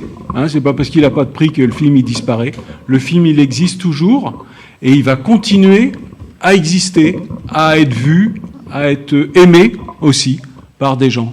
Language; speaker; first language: French; native; French